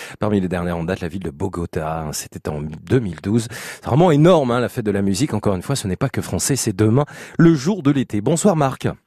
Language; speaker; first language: French; native; French